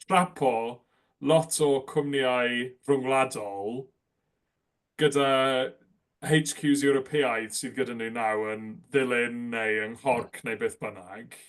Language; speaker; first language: Welsh; non-native, local second language; English